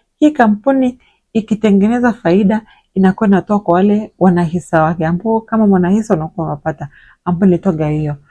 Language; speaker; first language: Swahili; native; Swahili